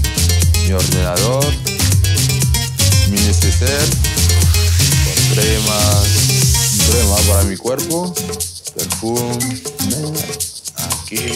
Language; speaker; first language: Spanish; non-native, fluent; French